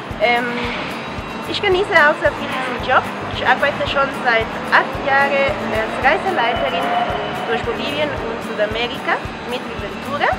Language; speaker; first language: German; non-native, fluent; Spanish